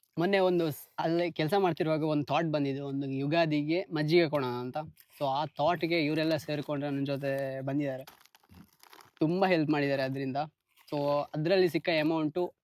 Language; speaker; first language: Kannada; native; Kannada